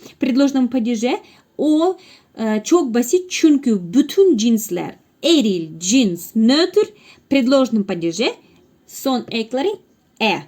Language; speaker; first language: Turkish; non-native, fluent; Russian